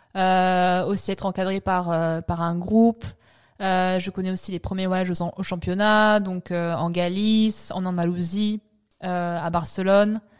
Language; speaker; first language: French; early bilingual, other home language; Italian